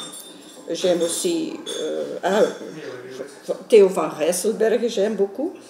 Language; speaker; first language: French; non-native, local second language; Dutch